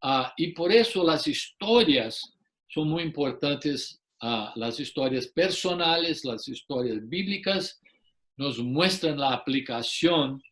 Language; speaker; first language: Spanish; non-native, fluent; English